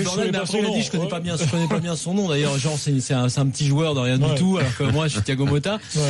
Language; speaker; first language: French; native; French